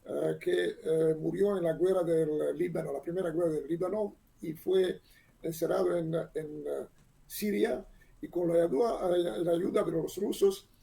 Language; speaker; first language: Spanish; non-native, learner; Hebrew